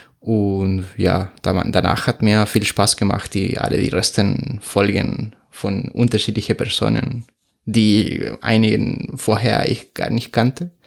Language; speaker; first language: German; non-native, fluent; Spanish